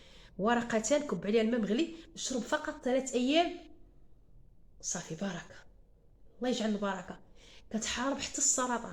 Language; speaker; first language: Arabic; native; Arabic